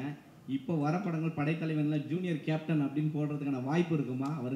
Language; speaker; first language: Tamil; native; Tamil